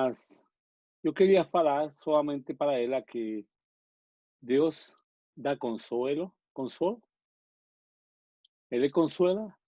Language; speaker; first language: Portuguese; non-native, learner; Spanish